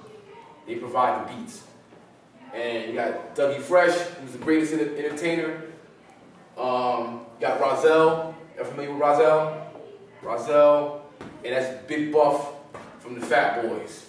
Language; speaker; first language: English; native; English